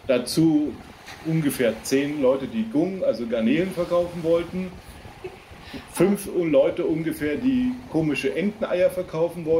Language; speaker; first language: German; native; German